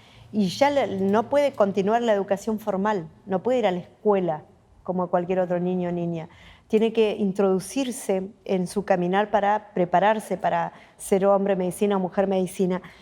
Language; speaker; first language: Spanish; native; Spanish